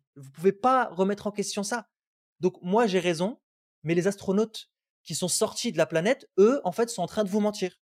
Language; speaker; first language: French; non-native, local second language; Arabic